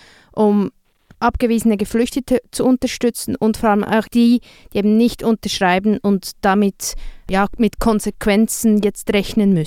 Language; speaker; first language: German; native; German